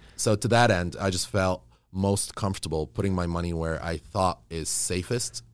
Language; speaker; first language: English; early bilingual, other home language; Arabic